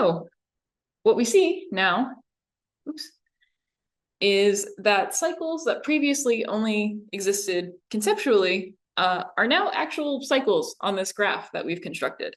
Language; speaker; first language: English; native; English